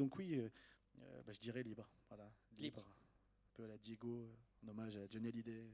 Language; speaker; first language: French; native; French